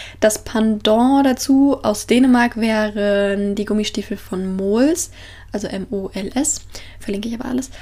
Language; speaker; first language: German; native; German